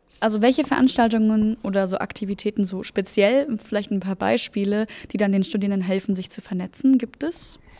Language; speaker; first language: German; native; German